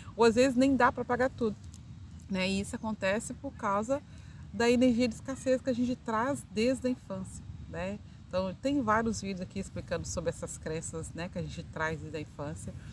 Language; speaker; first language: Portuguese; native; Portuguese